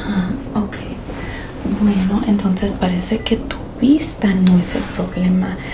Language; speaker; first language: Spanish; early bilingual, heritage; Spanish